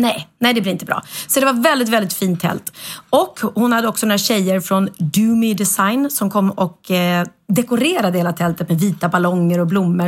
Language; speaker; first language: Swedish; native; Swedish